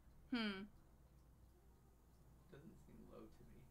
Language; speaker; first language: English; native; English